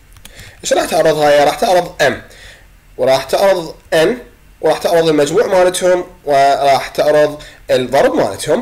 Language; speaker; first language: Arabic; native; Arabic